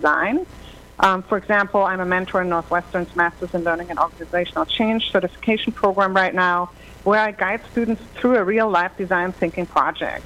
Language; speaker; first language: English; non-native, fluent; German